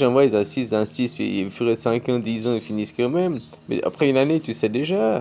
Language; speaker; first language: French; native; French